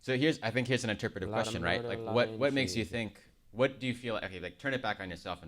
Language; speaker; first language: English; native; English